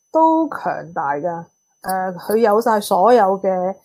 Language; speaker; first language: Cantonese; early bilingual, heritage; Cantonese